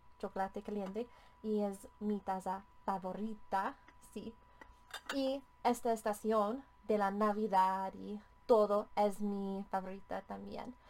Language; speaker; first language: Spanish; non-native, fluent; English